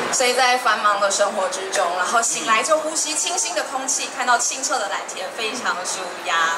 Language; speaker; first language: Chinese; native; Chinese